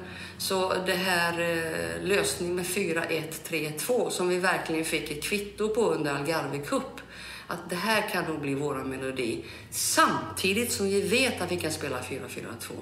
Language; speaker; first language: Swedish; native; Swedish